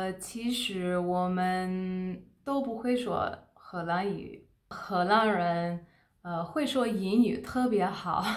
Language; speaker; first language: Chinese; non-native, fluent; English